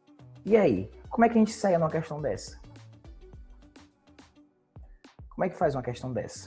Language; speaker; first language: Portuguese; native; Portuguese